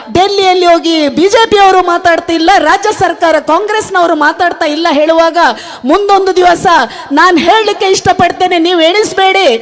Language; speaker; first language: Kannada; native; Kannada